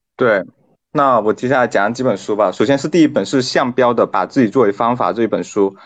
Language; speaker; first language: Chinese; non-native, local second language; Cantonese